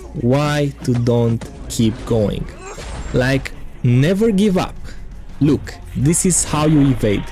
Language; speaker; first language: English; non-native, fluent; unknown